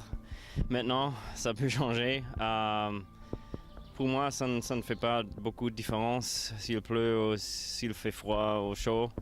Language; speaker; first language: French; non-native, local second language; Luxembourgish